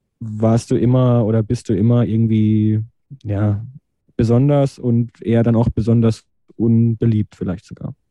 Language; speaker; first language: German; native; German